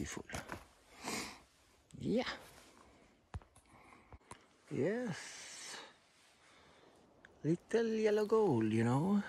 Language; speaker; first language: English; non-native, learner; Swedish